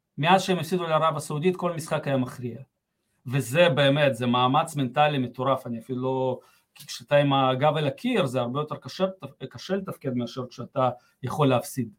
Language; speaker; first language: Hebrew; early bilingual, other home language; Russian